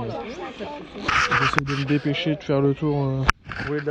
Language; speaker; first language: French; native; French